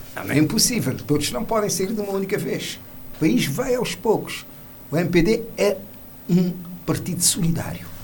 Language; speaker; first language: Portuguese; non-native, local second language; Kabuverdianu